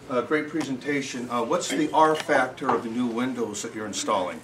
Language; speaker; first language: English; native; English